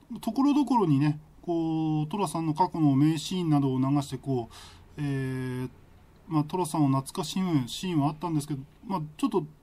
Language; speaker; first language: Japanese; native; Japanese